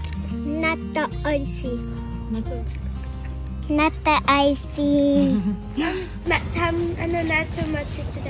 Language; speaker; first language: Japanese; early bilingual, heritage; Japanese